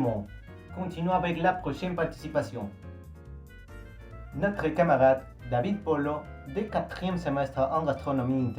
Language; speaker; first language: French; non-native, learner; Spanish